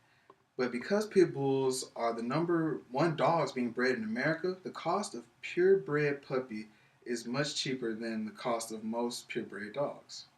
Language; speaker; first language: English; native; English